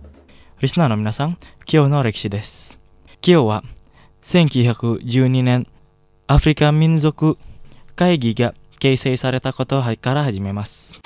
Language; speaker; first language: Japanese; non-native, fluent; Indonesian